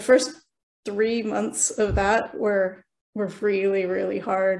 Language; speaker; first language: English; early bilingual, other home language; Norwegian